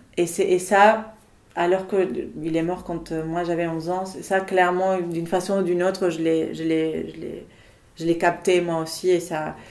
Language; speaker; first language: French; non-native, fluent; Spanish